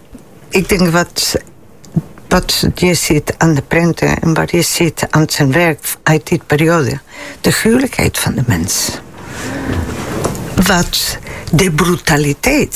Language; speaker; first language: Dutch; non-native, fluent; Spanish